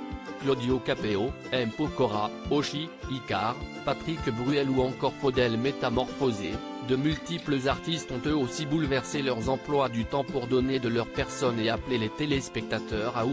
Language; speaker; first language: French; native; French